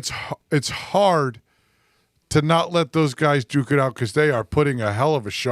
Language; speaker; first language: English; native; English